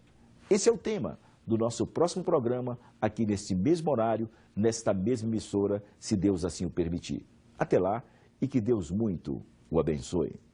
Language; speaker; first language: Portuguese; native; Portuguese